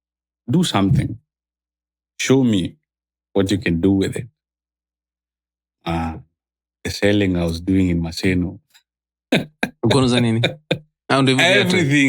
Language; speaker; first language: English; non-native, local second language; Swahili